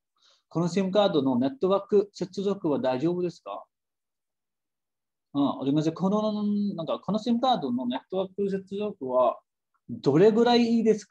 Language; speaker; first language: Japanese; non-native, fluent; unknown